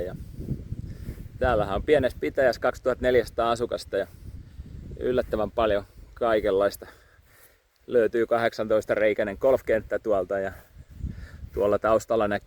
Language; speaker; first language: Finnish; native; Finnish